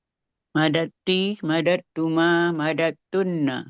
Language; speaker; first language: Arabic; non-native, learner; Indonesian